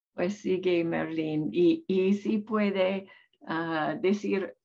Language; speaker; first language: Spanish; non-native, learner; English